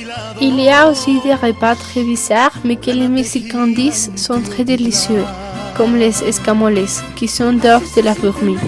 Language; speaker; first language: French; non-native, learner; Spanish